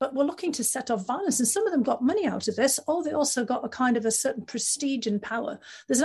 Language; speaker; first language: English; native; English